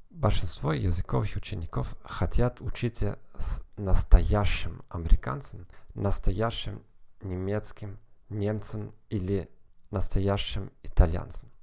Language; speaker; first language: Russian; non-native, learner; German